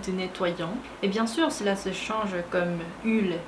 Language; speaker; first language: French; non-native, fluent; Korean